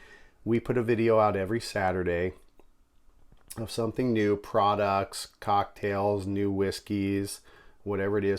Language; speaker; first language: English; native; English